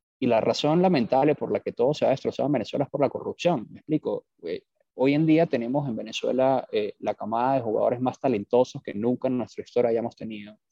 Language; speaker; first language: Spanish; native; Spanish